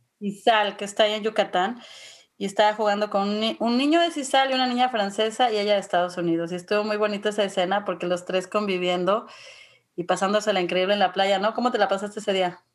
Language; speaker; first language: Spanish; native; Spanish